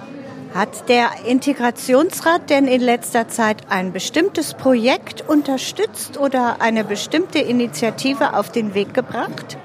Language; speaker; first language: German; native; German